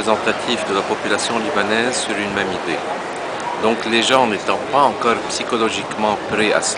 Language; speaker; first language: French; non-native, local second language; Arabic